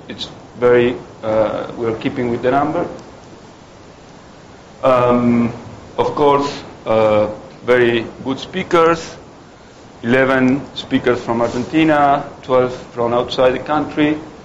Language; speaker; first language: English; non-native, fluent; Spanish